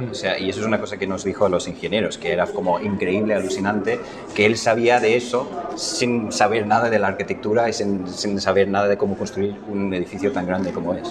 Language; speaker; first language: Spanish; non-native, fluent; English